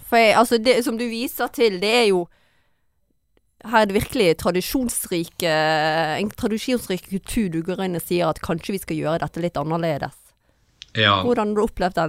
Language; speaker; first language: Norwegian; native; Norwegian